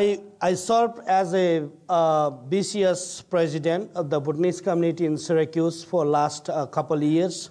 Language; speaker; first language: English; non-native, fluent; Nepali